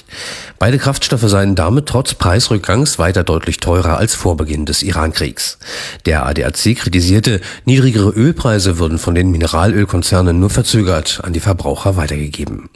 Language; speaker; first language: German; native; German